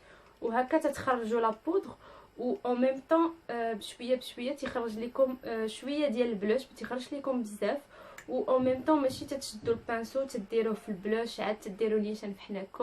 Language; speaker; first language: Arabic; native; Arabic